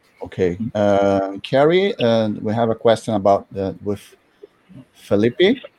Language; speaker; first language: English; non-native, learner; Portuguese